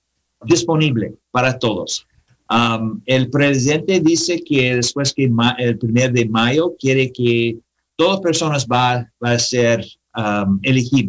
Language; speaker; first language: Spanish; non-native, learner; English